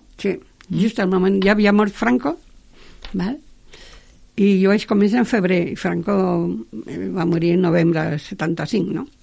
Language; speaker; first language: Catalan; non-native, local second language; Spanish